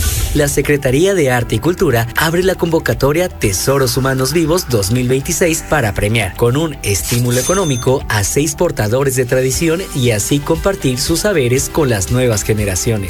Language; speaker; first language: Spanish; native; Spanish